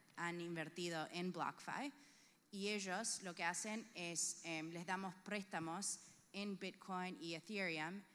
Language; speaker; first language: Spanish; early bilingual, heritage; Spanish